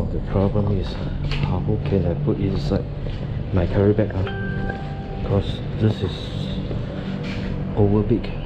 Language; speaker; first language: English; non-native, local second language; Chinese